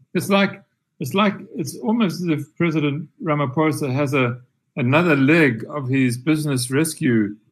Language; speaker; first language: English; native; English